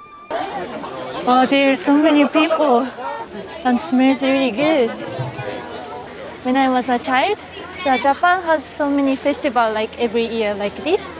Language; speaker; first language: English; non-native, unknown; Japanese